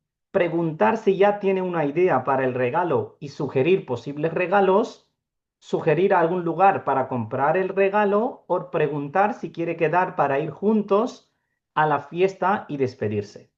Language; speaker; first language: Spanish; non-native, fluent; Urdu